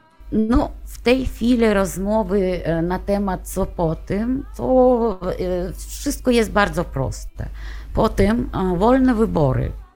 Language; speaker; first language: Polish; non-native, fluent; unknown